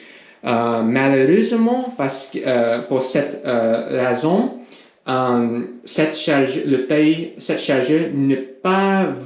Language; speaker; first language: French; non-native, learner; English